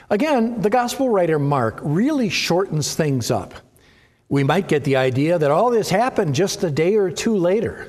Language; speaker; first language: English; native; English